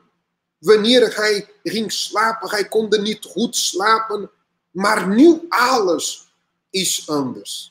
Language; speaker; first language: Dutch; non-native, learner; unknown